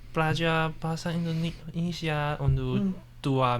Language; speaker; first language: Indonesian; non-native, learner; Chinese